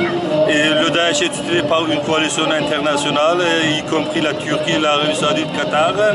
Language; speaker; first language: French; non-native, learner; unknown